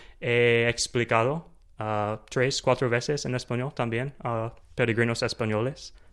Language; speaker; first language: Spanish; non-native, learner; English